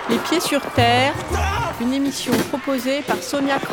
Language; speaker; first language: French; native; French